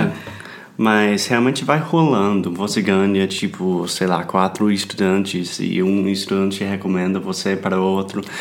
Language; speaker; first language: Portuguese; non-native, fluent; English